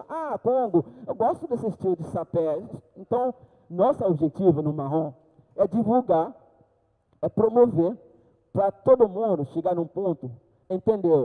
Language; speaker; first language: Portuguese; non-native, learner; Haitian Creole